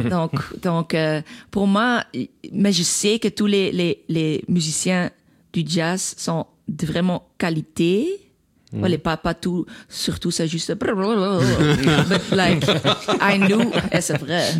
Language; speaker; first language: French; non-native, local second language; Dutch